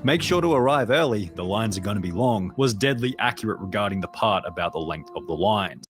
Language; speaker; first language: English; native; English